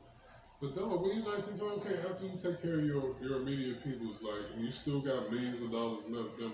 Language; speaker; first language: English; native; English